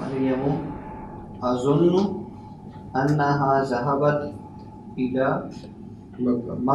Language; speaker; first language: Arabic; non-native, learner; Urdu